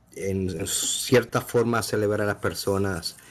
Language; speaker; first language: Spanish; native; Spanish